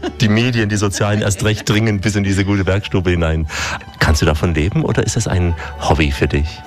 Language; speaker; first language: German; native; German